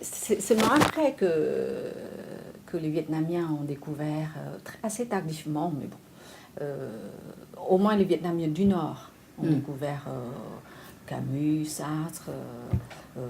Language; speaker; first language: French; non-native, fluent; Vietnamese